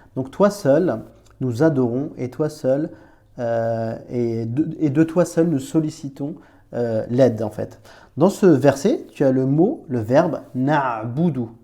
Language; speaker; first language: French; native; French